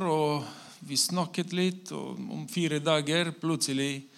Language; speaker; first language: Norwegian; non-native, fluent; Romanian